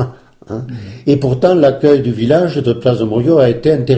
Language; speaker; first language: French; early bilingual, other home language; Spanish